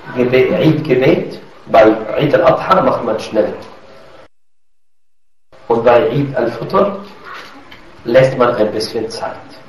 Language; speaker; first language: German; non-native, fluent; Arabic